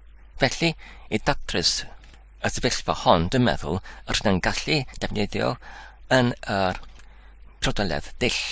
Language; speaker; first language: Welsh; non-native, learner; English